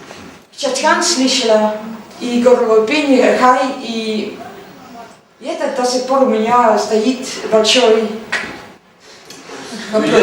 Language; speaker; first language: Russian; non-native, learner; Dutch